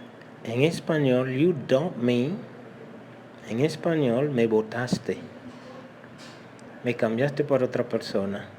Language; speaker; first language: Spanish; non-native, local second language; Haitian Creole